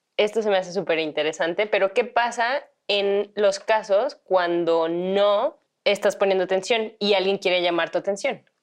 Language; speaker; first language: Spanish; native; Spanish